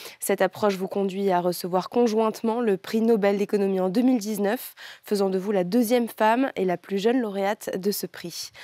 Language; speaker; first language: French; native; French